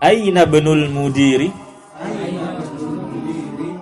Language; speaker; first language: Arabic; non-native, fluent; Indonesian